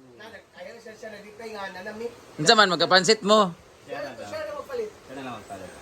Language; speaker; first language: Filipino; native; Filipino